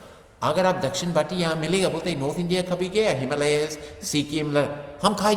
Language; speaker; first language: Hindi; non-native, fluent; English